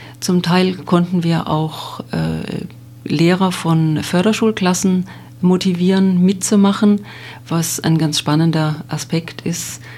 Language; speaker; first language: German; native; German